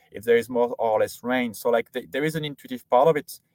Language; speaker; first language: English; non-native, fluent; French